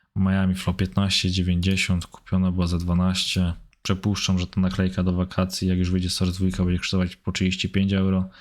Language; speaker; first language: Polish; early bilingual, heritage; German